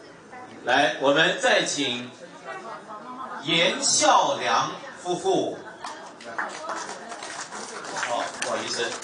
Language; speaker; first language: Chinese; native; Chinese